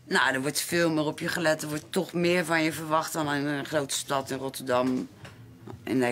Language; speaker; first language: Dutch; native; Dutch